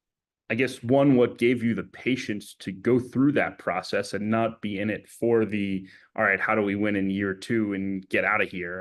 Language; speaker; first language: English; native; English